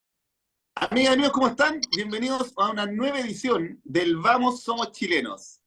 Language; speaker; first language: Spanish; native; Spanish